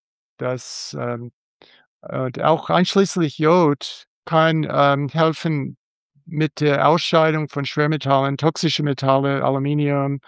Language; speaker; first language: German; non-native, fluent; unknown